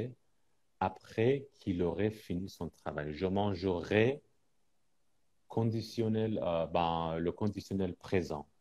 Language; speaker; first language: French; non-native, fluent; Persian